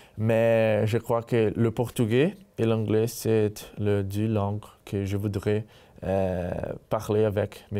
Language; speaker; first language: French; non-native, learner; Portuguese